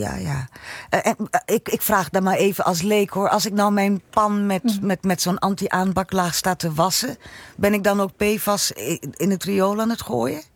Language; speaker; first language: Dutch; native; Dutch